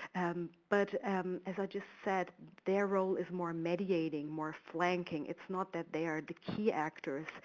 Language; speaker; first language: English; non-native, fluent; German